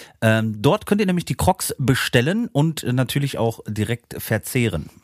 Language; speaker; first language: German; native; German